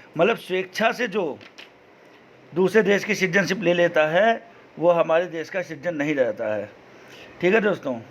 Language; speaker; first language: Hindi; native; Hindi